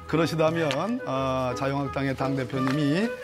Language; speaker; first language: Korean; native; Korean